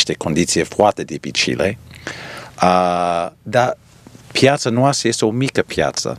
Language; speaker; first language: Romanian; early bilingual, heritage; Romanian